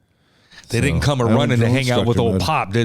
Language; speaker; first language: English; native; English